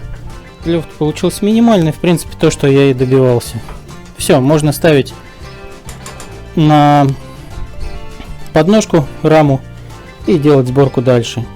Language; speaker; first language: Russian; native; Russian